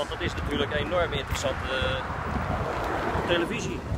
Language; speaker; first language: Dutch; native; Dutch